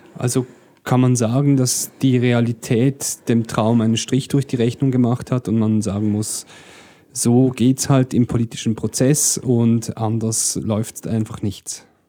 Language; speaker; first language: German; native; German